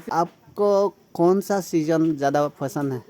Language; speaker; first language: Hindi; non-native, local second language; Mizo